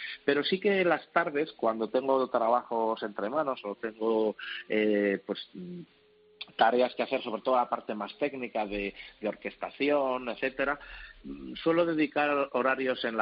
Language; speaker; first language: Spanish; native; Spanish